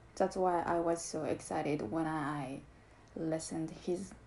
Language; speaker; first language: English; non-native, learner; Japanese